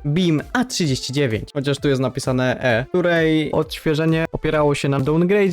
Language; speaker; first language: Polish; native; Polish